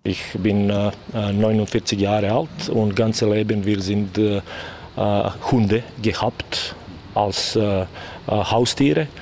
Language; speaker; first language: German; non-native, learner; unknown